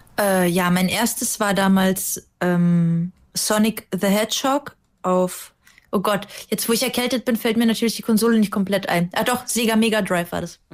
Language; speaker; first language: German; early bilingual, other home language; Russian